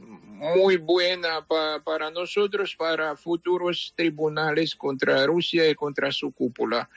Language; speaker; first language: Spanish; non-native, fluent; Ukrainian